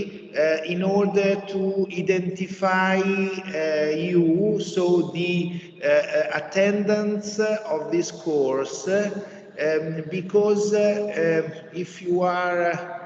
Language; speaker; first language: English; non-native, fluent; Italian